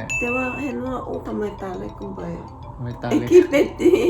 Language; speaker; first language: Thai; non-native, learner; Korean